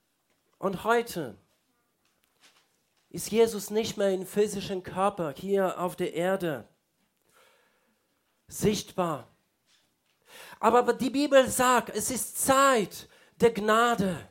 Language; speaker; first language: German; non-native, fluent; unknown